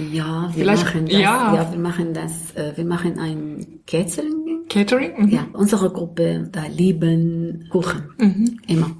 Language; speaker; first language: German; non-native, learner; Arabic